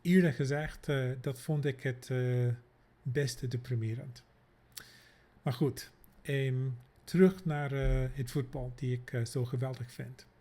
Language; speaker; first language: Dutch; non-native, fluent; English